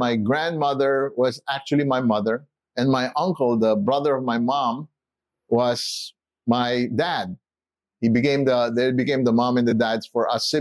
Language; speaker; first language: English; non-native, local second language; Filipino